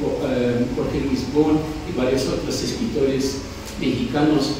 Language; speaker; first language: Spanish; non-native, fluent; English